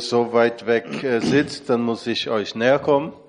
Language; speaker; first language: German; non-native, fluent; Portuguese